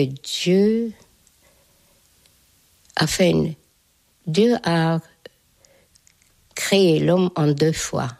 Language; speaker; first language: French; non-native, fluent; Hungarian